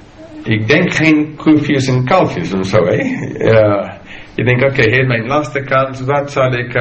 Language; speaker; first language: Dutch; non-native, fluent; English